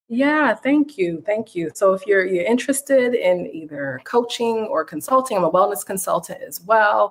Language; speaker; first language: English; native; English